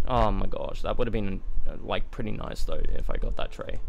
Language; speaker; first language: English; native; English